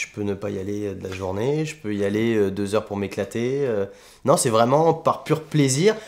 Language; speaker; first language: French; native; French